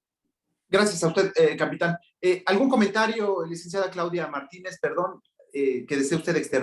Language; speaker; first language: Spanish; native; Spanish